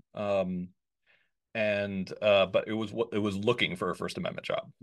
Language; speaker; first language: English; native; English